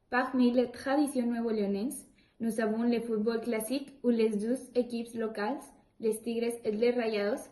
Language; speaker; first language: French; non-native, learner; Spanish